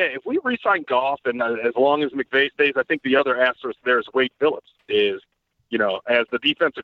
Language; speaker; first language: English; native; English